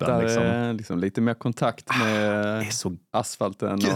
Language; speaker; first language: Swedish; native; Swedish